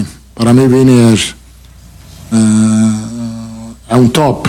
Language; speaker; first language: Portuguese; non-native, fluent; Italian